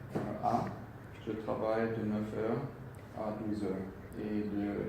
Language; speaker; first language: French; non-native, learner; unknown